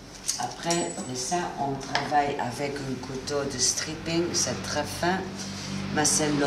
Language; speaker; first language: French; non-native, learner; Italian